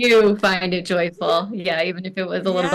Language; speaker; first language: English; native; English